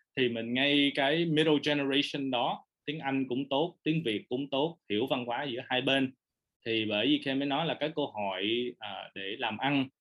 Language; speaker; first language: Vietnamese; early bilingual, heritage; Vietnamese